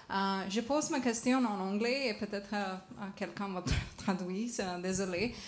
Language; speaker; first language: French; non-native, learner; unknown